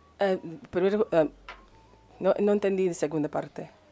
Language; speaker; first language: Spanish; non-native, learner; English